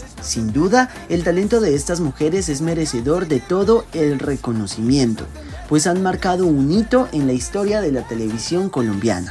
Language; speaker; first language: Spanish; native; Spanish